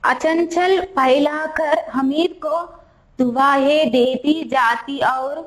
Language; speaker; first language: Hindi; non-native, local second language; Telugu